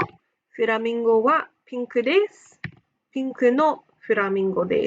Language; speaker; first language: Japanese; non-native, fluent; English